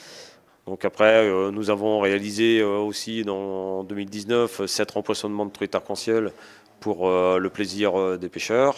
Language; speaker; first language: French; native; French